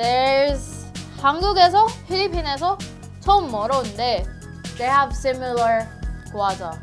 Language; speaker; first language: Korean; non-native, learner; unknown